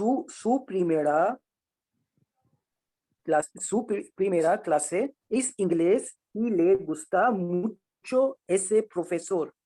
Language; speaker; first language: Spanish; non-native, learner; Hindi